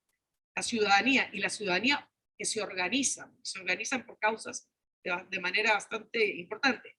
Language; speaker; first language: Spanish; native; Spanish